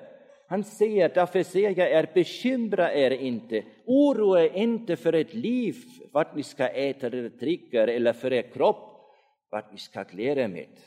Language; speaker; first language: Swedish; non-native, fluent; German